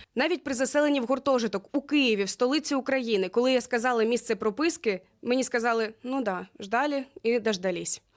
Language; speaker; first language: Ukrainian; native; Ukrainian